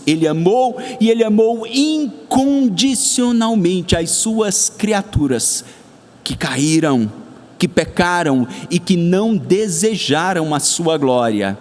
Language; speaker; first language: Portuguese; native; Portuguese